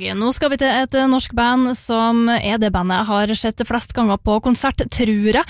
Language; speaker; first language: Norwegian; native; Norwegian